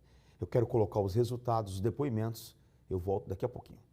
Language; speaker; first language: Portuguese; native; Portuguese